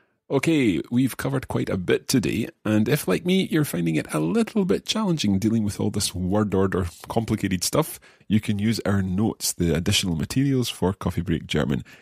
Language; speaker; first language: English; native; English